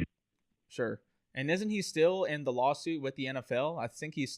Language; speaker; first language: English; native; English